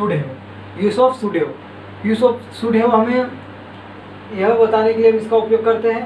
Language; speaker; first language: Hindi; native; Hindi